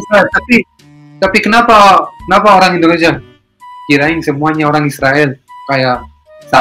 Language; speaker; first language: Indonesian; non-native, fluent; Hebrew